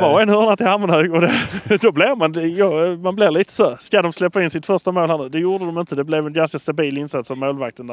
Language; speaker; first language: Swedish; native; Swedish